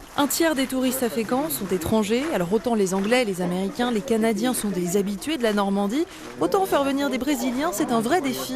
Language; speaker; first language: French; native; French